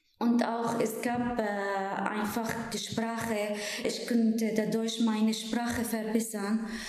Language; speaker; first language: German; non-native, fluent; Arabic